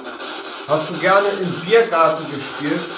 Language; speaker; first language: German; native; German